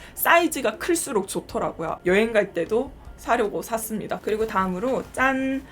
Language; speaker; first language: Korean; native; Korean